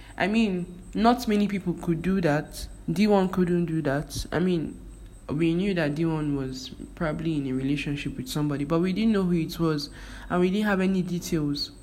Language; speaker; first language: English; non-native, local second language; Igbo